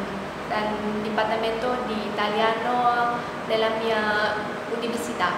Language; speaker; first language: Italian; non-native, learner; Vietnamese